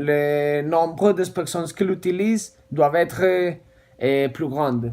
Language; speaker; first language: French; non-native, learner; Spanish